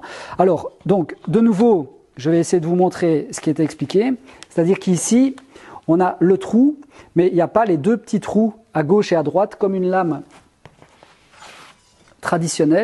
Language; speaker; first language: French; native; French